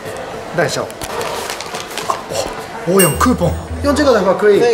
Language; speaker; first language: Chinese; non-native, learner; Japanese